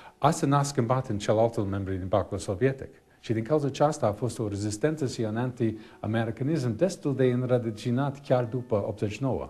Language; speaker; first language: Romanian; non-native, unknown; English